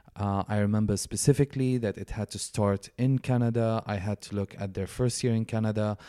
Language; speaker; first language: English; non-native, fluent; Arabic